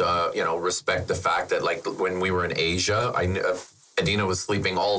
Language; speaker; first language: English; non-native, fluent; German